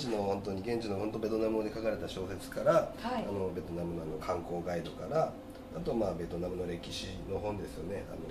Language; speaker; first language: Japanese; native; Japanese